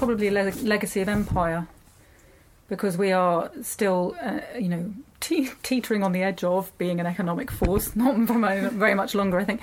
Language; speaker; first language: English; native; English